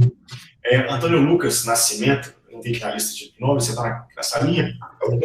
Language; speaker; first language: Portuguese; native; Portuguese